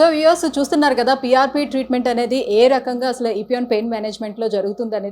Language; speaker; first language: Telugu; native; Telugu